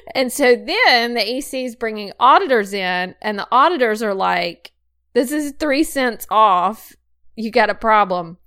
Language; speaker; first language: English; native; English